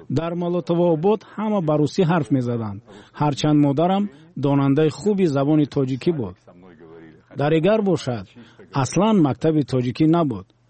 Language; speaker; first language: Tajik; non-native, local second language; Russian